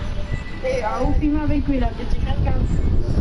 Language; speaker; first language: French; non-native, local second language; Réunion Creole French